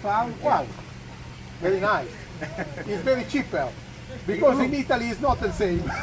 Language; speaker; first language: English; non-native, learner; Italian